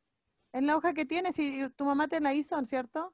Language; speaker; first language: Spanish; native; Spanish